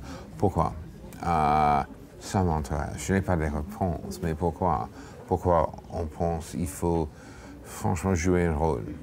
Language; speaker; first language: French; non-native, fluent; English